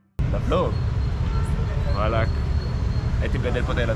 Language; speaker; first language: Hebrew; native; Hebrew